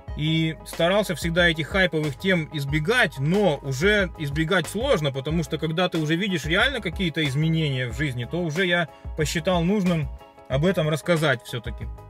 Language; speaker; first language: Russian; native; Russian